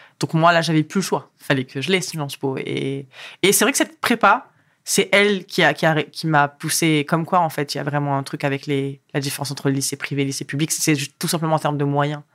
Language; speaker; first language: French; early bilingual, other home language; Arabic